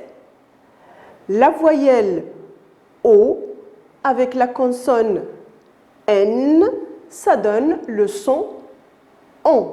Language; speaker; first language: French; non-native, local second language; Arabic